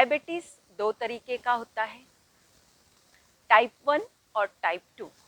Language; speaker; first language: Hindi; native; Hindi